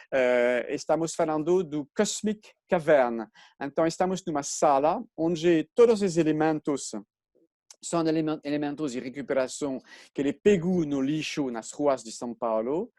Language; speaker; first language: Portuguese; non-native, fluent; French